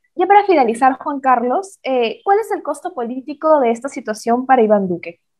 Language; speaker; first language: Spanish; native; Spanish